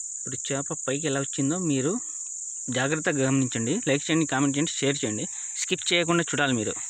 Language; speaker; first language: Telugu; non-native, local second language; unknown